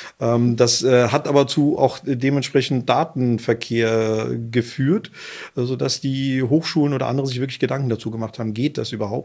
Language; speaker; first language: German; native; German